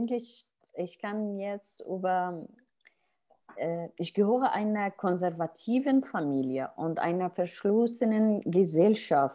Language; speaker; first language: German; non-native, learner; Arabic